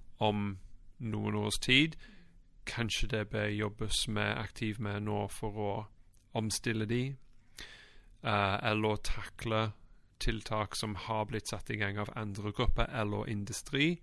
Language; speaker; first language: Norwegian; non-native, fluent; English